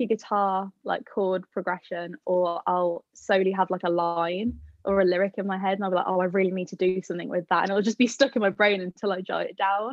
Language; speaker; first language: English; native; English